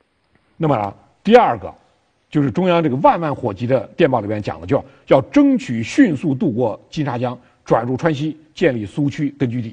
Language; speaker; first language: Chinese; native; Chinese